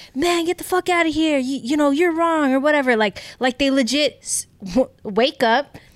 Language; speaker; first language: English; native; English